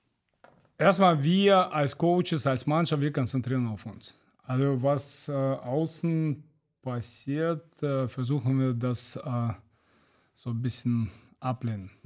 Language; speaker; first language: German; non-native, fluent; Russian